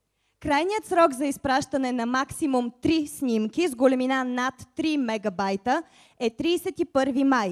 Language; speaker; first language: Bulgarian; native; Bulgarian